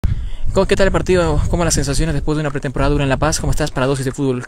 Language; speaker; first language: Spanish; native; Spanish